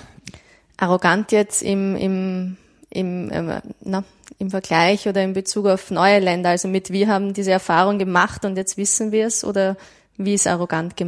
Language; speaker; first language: German; native; German